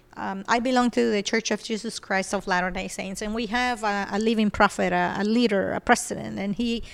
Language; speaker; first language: English; non-native, fluent; Spanish